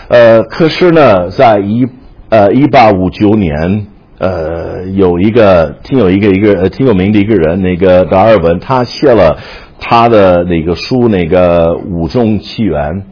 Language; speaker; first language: Chinese; non-native, fluent; English